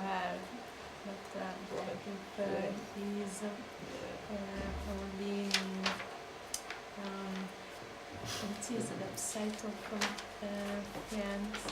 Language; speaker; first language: English; non-native, learner; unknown